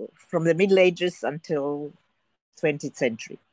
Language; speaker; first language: English; early bilingual, heritage; Polish